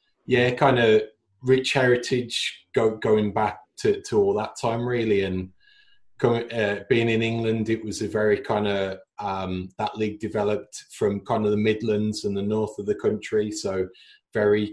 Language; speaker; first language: English; native; English